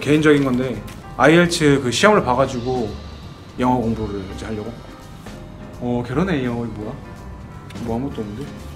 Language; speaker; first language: Korean; native; Korean